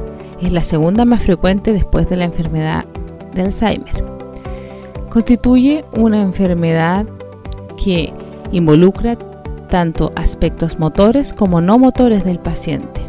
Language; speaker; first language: Spanish; native; Spanish